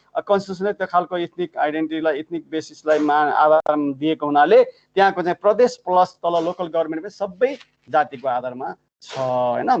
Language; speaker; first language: Nepali; native; Nepali